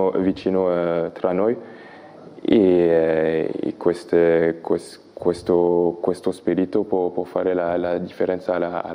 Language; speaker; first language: Italian; non-native, learner; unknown